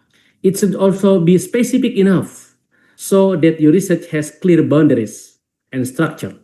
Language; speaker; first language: English; non-native, fluent; Indonesian